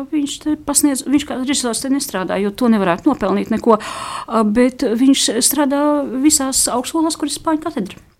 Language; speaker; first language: Latvian; native; Latvian